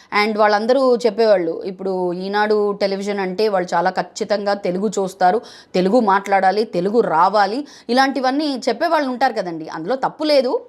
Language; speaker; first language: Telugu; non-native, fluent; Bangla